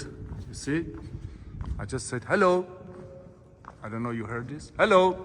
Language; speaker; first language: English; non-native, learner; Persian